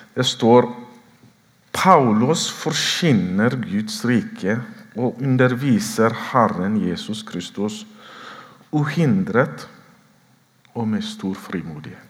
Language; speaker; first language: Norwegian; non-native, fluent; Oromo